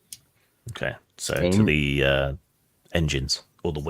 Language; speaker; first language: English; native; English